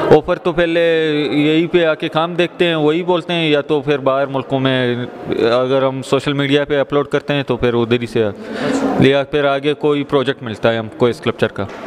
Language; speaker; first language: Urdu; non-native, local second language; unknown